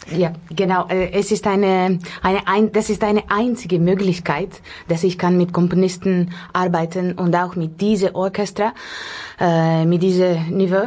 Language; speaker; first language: German; non-native, learner; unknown